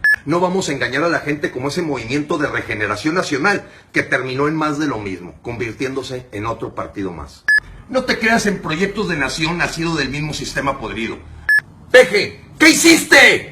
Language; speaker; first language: Spanish; native; Spanish